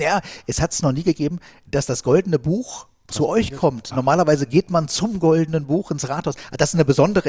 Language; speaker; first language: German; native; German